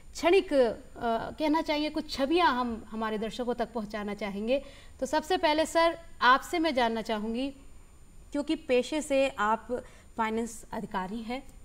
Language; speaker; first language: Hindi; native; Hindi